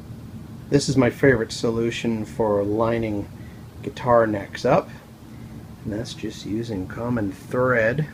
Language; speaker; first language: English; native; English